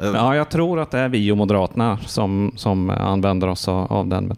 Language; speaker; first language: Swedish; native; Swedish